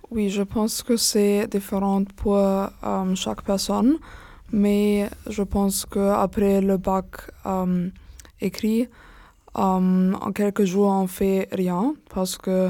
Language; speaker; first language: French; non-native, learner; German